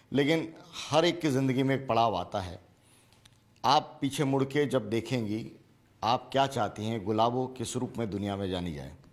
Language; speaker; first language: Hindi; native; Hindi